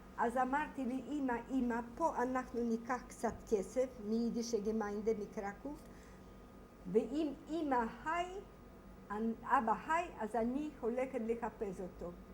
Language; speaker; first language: Hebrew; non-native, fluent; Polish